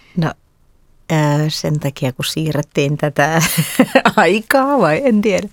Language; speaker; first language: Finnish; native; Finnish